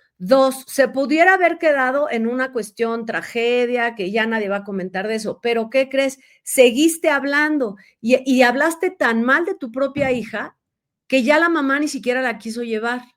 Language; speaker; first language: Spanish; native; Spanish